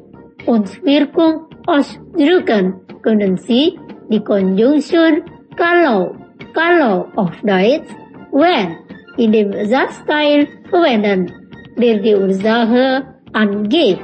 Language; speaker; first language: German; non-native, learner; Indonesian